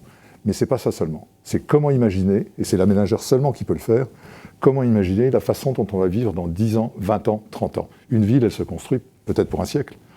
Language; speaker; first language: French; native; French